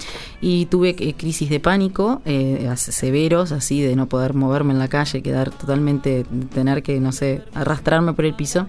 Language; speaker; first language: Spanish; native; Spanish